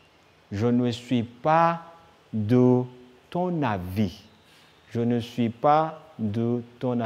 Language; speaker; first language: French; non-native, fluent; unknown